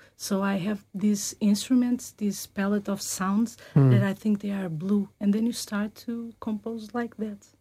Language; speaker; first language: English; non-native, learner; Portuguese